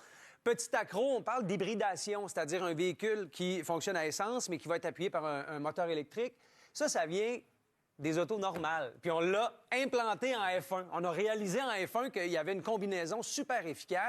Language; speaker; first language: French; native; French